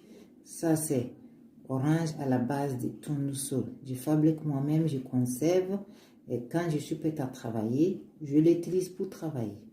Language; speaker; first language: French; non-native, learner; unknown